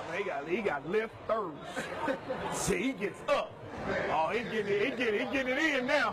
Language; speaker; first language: English; native; English